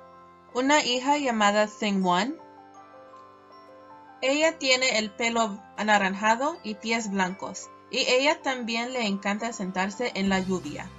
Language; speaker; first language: Spanish; non-native, learner; English